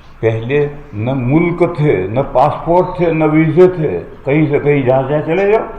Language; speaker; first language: Urdu; non-native, local second language; Gujarati